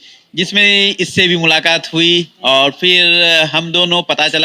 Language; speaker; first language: Hindi; native; Hindi